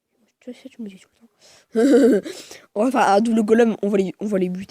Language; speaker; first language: French; native; French